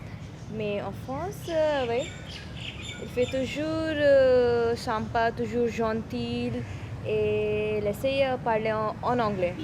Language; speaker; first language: French; non-native, learner; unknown